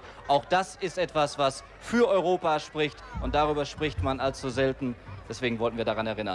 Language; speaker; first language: German; native; German